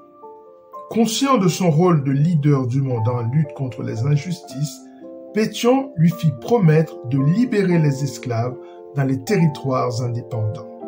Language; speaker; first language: French; non-native, local second language; Haitian Creole